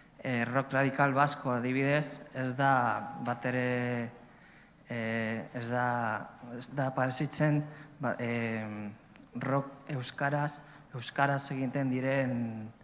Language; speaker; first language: Basque; non-native, learner; Spanish